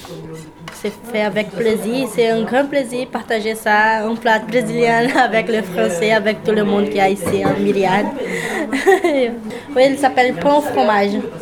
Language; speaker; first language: French; non-native, learner; Portuguese